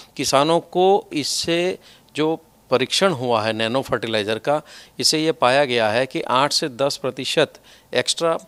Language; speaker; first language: Hindi; non-native, local second language; Gujarati